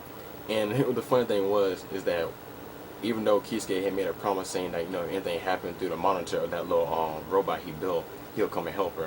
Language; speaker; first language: English; native; English